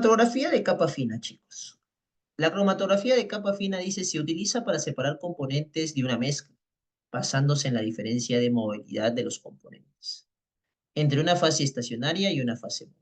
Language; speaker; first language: Spanish; native; Spanish